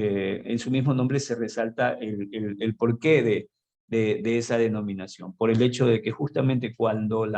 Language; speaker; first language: Spanish; native; Spanish